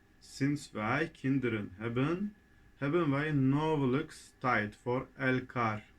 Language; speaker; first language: Dutch; non-native, fluent; Turkish